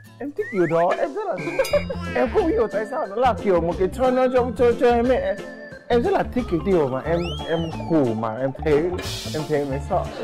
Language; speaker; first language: Vietnamese; non-native, fluent; Yoruba